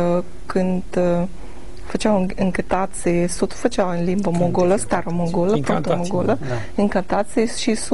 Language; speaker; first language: Romanian; non-native, learner; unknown